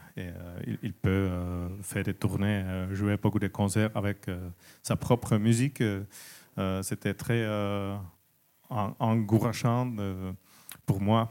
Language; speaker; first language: French; non-native, learner; Finnish